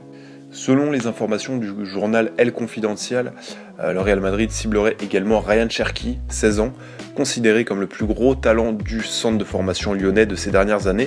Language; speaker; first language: French; native; French